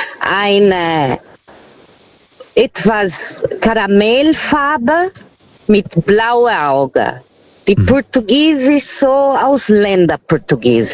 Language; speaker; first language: German; non-native, fluent; Portuguese